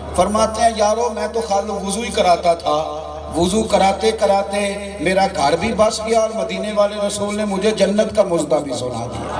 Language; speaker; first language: Urdu; non-native, local second language; Punjabi